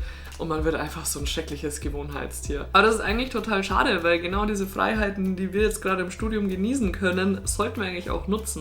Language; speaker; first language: German; native; German